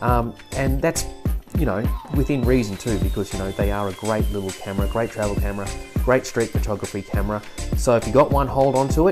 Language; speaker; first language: English; native; English